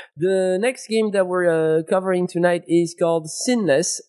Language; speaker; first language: English; non-native, fluent; French